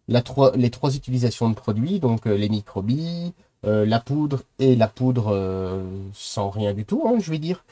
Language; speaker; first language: French; native; French